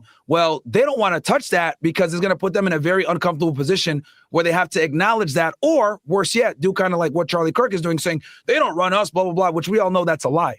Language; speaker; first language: English; native; English